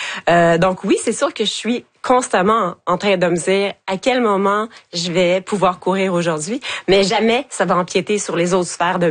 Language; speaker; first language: French; native; French